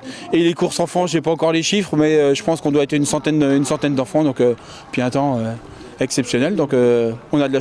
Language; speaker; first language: French; native; French